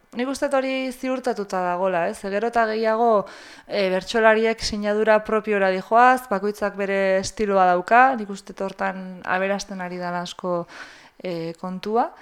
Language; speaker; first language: Basque; native; Basque